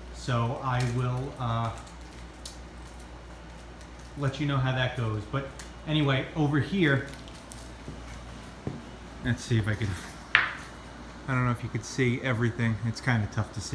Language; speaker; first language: English; native; English